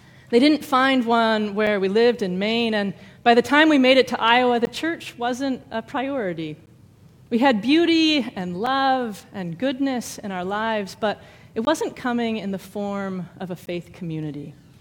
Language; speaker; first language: English; native; English